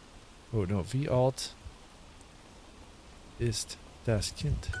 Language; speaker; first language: German; non-native, learner; English